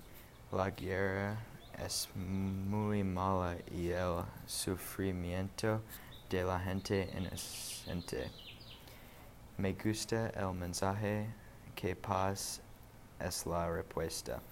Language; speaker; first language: Spanish; non-native, learner; English